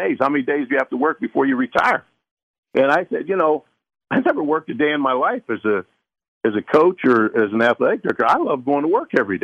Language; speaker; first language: English; early bilingual, other home language; Spanish